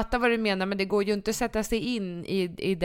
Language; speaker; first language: Swedish; native; Swedish